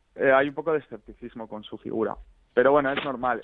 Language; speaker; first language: Spanish; native; Spanish